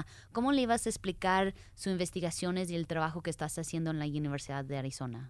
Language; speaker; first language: Spanish; early bilingual, heritage; English